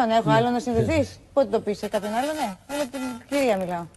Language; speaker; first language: Greek; native; Greek